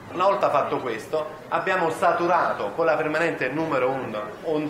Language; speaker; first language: Italian; native; Italian